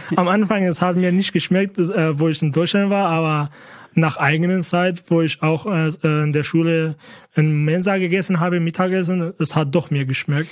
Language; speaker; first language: German; non-native, fluent; Kurdish